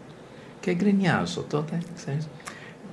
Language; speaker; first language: Greek; non-native, learner; English